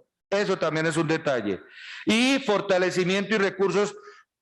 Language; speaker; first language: Spanish; native; Spanish